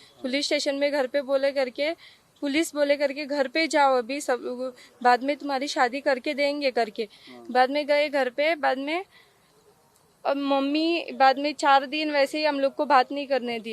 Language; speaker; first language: Hindi; non-native, local second language; Marathi